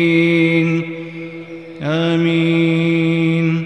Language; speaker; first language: Arabic; native; Arabic